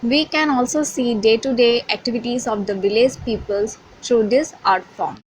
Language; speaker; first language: English; non-native, local second language; Assamese